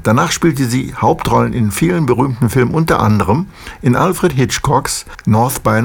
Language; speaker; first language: German; native; German